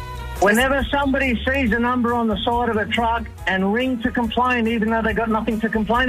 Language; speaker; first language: English; native; English